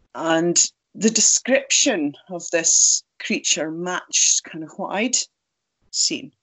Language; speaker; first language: English; native; English